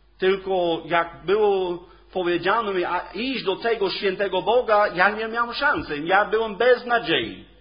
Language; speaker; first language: Polish; non-native, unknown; English